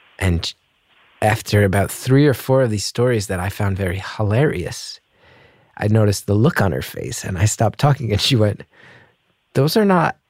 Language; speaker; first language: English; native; English